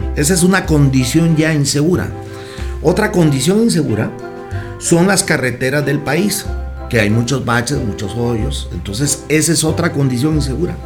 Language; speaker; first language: Spanish; native; Spanish